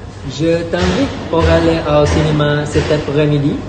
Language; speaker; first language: French; non-native, learner; Malay